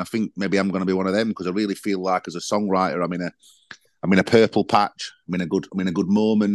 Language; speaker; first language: English; native; English